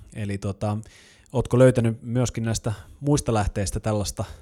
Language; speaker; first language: Finnish; native; Finnish